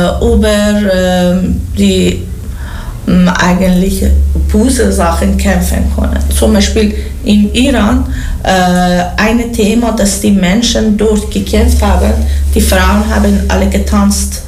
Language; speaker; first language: German; non-native, learner; Persian